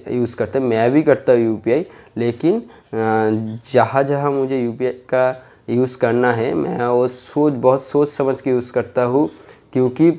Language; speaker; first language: Hindi; non-native, local second language; Bangla